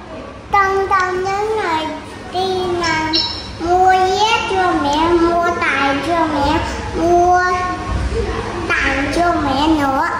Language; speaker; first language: Vietnamese; early bilingual, heritage; Chinese